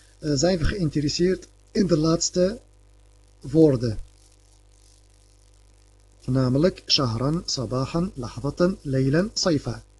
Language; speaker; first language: Dutch; early bilingual, other home language; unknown